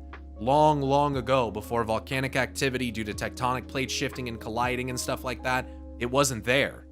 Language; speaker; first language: English; native; English